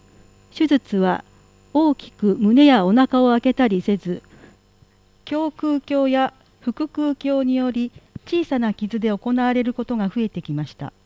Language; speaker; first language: Japanese; native; Japanese